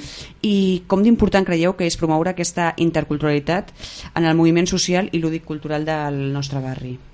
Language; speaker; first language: Catalan; native; Catalan